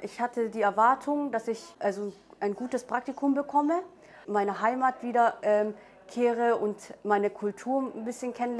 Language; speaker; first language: German; early bilingual, other home language; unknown